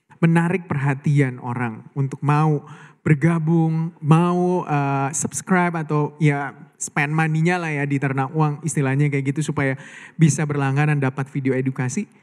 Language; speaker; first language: Indonesian; native; Indonesian